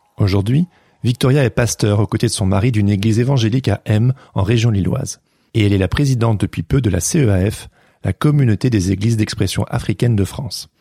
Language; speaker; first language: French; native; French